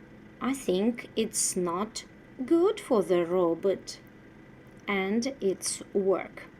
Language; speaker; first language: English; non-native, fluent; Russian